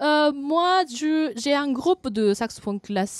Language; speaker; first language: French; non-native, fluent; Japanese